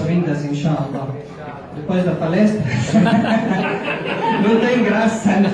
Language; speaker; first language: Portuguese; non-native, fluent; Arabic